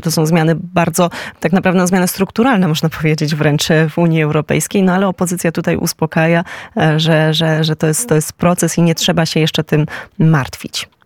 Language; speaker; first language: Polish; native; Polish